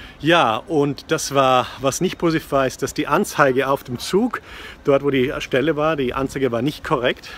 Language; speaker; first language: German; non-native, fluent; English